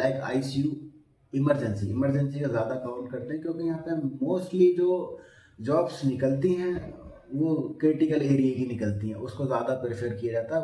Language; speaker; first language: Hindi; native; Hindi